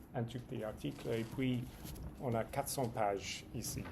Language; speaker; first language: French; non-native, fluent; English